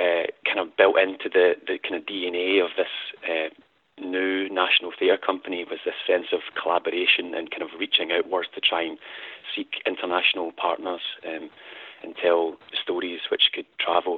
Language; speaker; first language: English; native; English